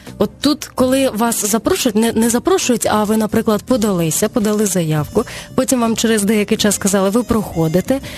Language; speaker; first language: Ukrainian; native; Ukrainian